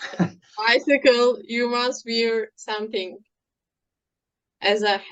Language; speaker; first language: English; non-native, fluent; Turkish